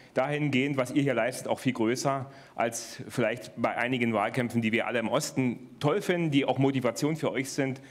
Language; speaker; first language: German; native; German